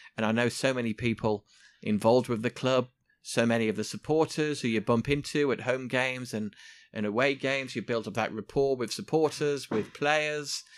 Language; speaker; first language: English; native; English